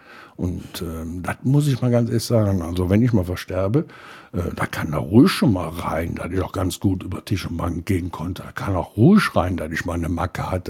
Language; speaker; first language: German; native; German